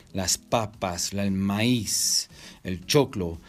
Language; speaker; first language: Spanish; non-native, fluent; French